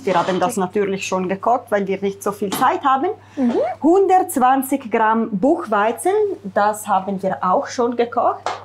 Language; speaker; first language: German; non-native, fluent; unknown